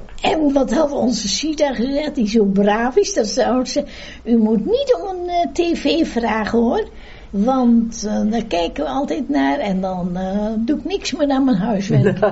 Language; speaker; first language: Dutch; native; Dutch